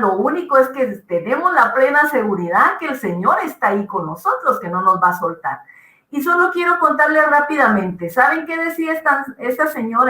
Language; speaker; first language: Spanish; native; Spanish